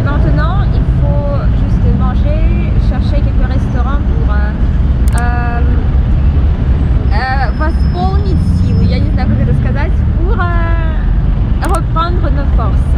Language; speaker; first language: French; non-native, fluent; Russian